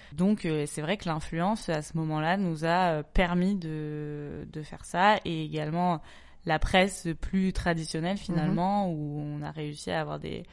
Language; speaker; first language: French; native; French